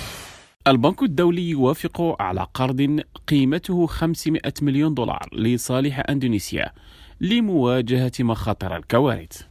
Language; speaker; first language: Arabic; non-native, fluent; Indonesian